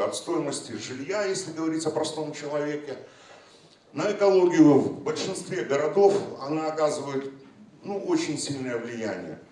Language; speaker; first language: Russian; native; Russian